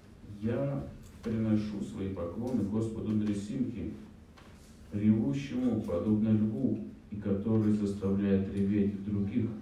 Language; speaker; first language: Russian; native; Russian